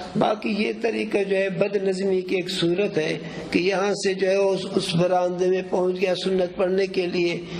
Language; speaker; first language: Urdu; non-native, local second language; Pashto